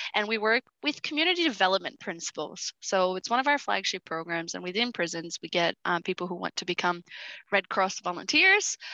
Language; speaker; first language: English; early bilingual, other home language; Portuguese